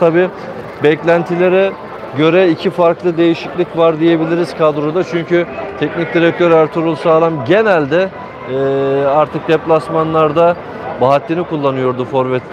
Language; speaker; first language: Turkish; native; Turkish